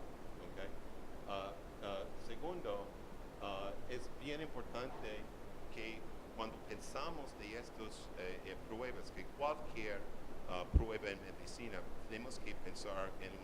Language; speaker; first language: Spanish; non-native, learner; English